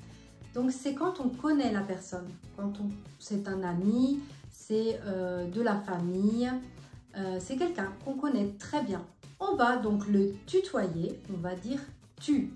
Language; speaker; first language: French; non-native, fluent; Italian